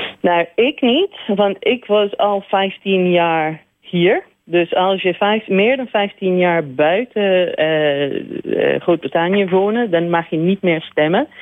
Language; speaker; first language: Dutch; non-native, learner; English